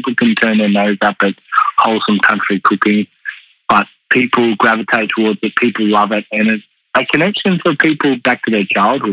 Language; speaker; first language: English; native; English